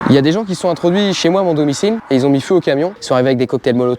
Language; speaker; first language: French; native; French